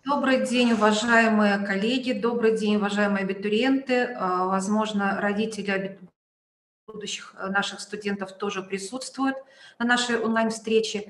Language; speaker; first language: Russian; native; Russian